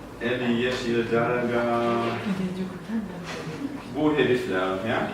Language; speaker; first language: Turkish; non-native, learner; German